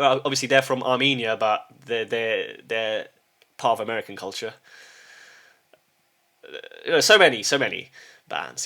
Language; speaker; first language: English; early bilingual, heritage; English